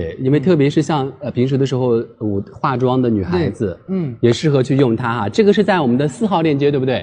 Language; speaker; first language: Chinese; native; Chinese